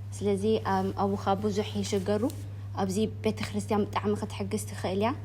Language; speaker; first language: Tigrinya; early bilingual, heritage; Tigrinya